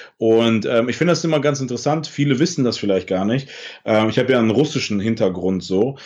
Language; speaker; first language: German; early bilingual, other home language; Russian